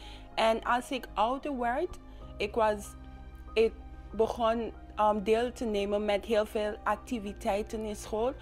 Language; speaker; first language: Dutch; non-native, local second language; English